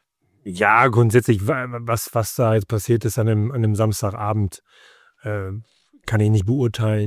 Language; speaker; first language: German; native; German